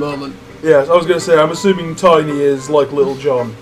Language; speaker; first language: English; native; English